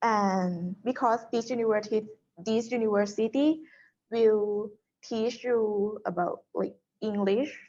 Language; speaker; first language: English; non-native, learner; Thai